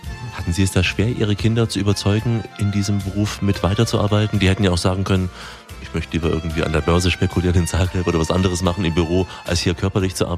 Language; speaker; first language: German; native; German